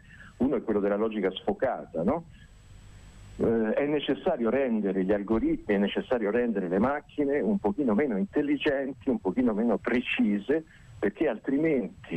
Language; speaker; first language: Italian; native; Italian